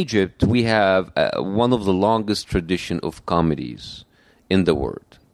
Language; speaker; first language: English; non-native, fluent; Arabic